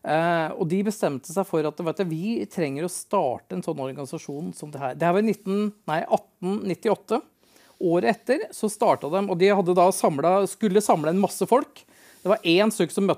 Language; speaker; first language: Norwegian; native; Norwegian